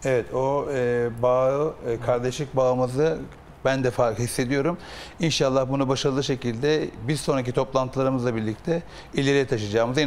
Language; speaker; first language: Turkish; native; Turkish